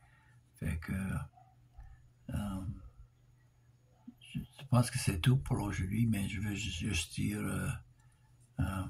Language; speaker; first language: French; non-native, local second language; English